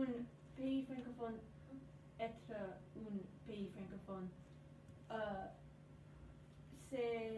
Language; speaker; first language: French; non-native, learner; English